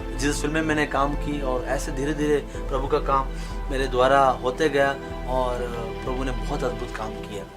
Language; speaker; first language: Hindi; non-native, local second language; Kannada